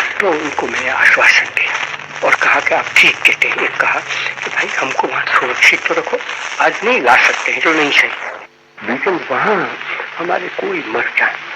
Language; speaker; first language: Hindi; non-native, local second language; Gujarati